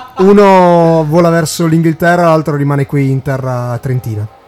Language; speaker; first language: Italian; native; Italian